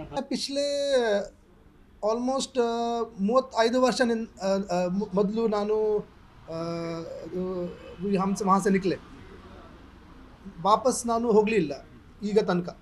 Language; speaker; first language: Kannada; non-native, local second language; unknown